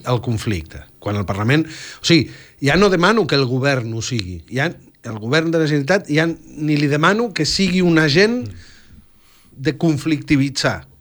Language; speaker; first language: Catalan; native; Catalan